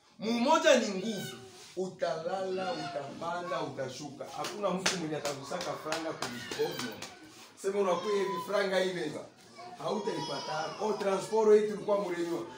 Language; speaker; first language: Swahili; native; Swahili